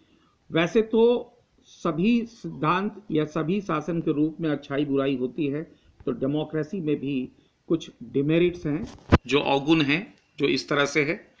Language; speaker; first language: Hindi; native; Hindi